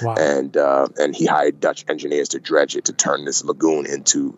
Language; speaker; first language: English; native; English